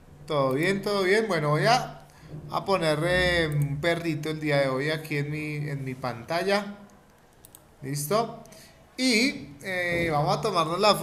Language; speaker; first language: Spanish; native; Spanish